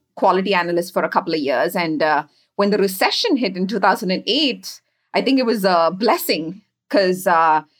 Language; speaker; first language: English; non-native, local second language; Kannada